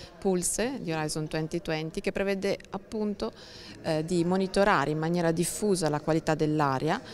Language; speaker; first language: Italian; native; Italian